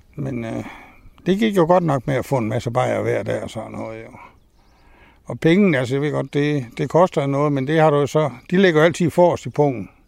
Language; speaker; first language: Danish; native; Danish